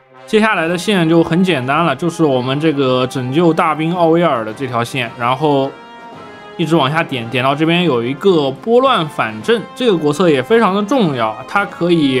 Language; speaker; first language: Chinese; native; Chinese